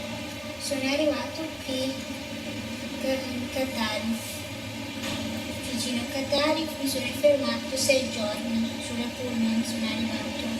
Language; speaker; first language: Italian; non-native, learner; Somali